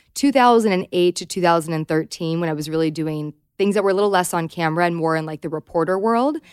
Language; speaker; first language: English; native; English